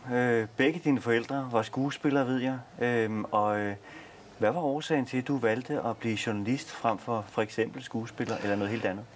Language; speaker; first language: Danish; native; Danish